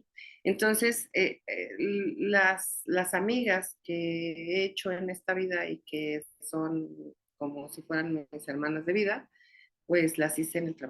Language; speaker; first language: Spanish; native; Spanish